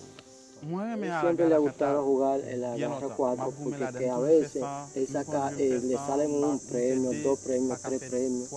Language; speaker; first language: Spanish; non-native, learner; Haitian Creole